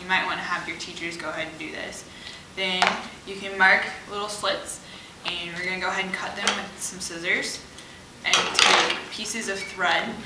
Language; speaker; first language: English; native; English